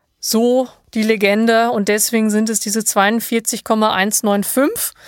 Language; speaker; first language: German; native; German